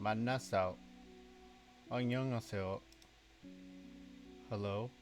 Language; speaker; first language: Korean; non-native, learner; English